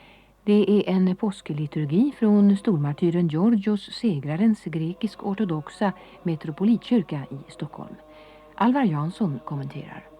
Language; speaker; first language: Swedish; native; Swedish